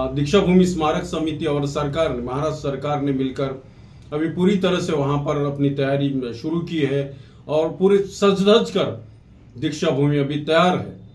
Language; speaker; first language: Hindi; non-native, local second language; Marathi